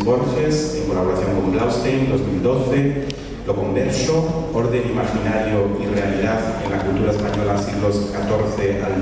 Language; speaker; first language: Spanish; native; Spanish